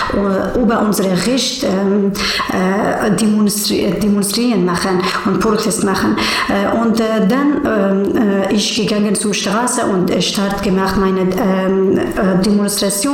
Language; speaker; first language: German; non-native, learner; Persian